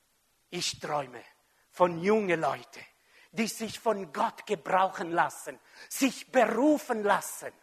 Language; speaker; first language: German; non-native, fluent; French